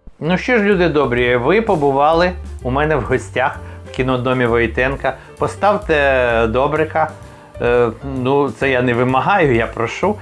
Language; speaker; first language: Ukrainian; native; Ukrainian